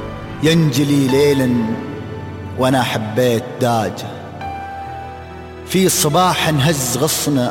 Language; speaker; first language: Arabic; native; Arabic